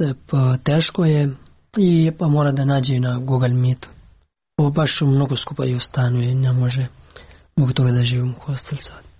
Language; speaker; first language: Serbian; non-native, learner; Pashto